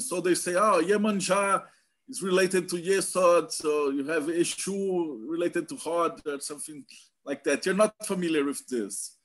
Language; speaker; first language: English; non-native, fluent; Portuguese